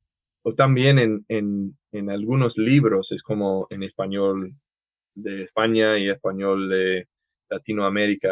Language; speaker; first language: Spanish; non-native, fluent; English